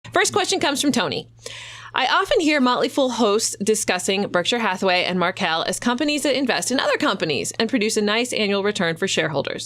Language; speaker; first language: English; native; English